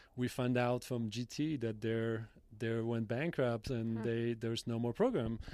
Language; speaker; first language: English; non-native, fluent; Polish